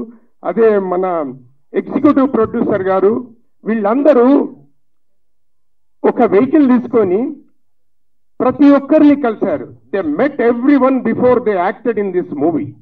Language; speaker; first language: Telugu; native; Telugu